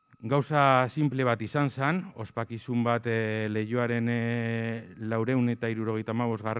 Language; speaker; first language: Basque; native; Basque